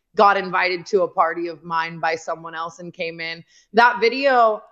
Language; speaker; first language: English; native; English